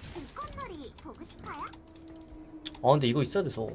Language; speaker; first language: Korean; native; Korean